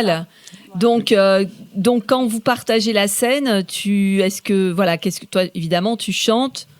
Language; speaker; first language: French; native; French